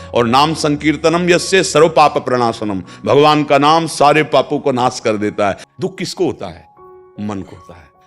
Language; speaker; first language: Hindi; native; Hindi